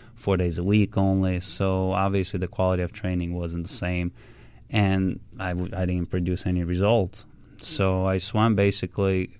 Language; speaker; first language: English; early bilingual, other home language; Russian